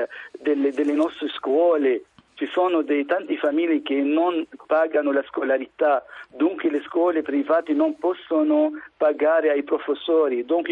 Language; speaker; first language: Italian; non-native, fluent; Arabic